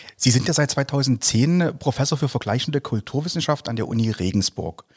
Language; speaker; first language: German; native; German